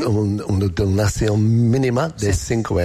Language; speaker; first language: Spanish; non-native, learner; English